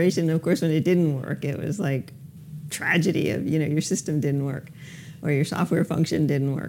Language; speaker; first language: English; native; English